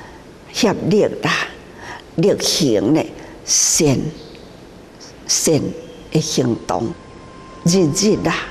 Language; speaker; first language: Chinese; non-native, local second language; Min Nan Chinese